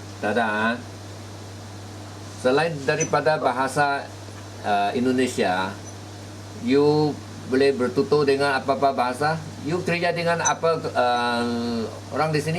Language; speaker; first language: Malay; native; Malay